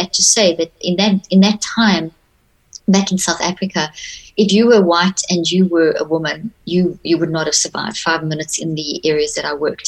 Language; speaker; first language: English; native; English